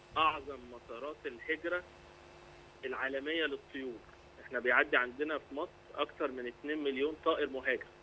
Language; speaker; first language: Egyptian Arabic; native; Egyptian Arabic